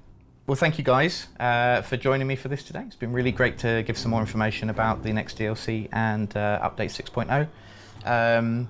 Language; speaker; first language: English; native; English